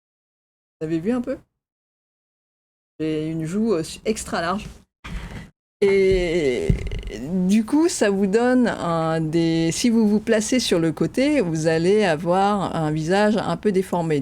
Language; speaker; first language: French; native; French